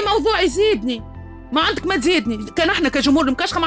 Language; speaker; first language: Arabic; native; Arabic